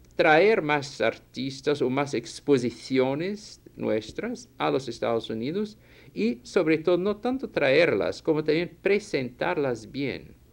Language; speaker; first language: Spanish; non-native, fluent; Portuguese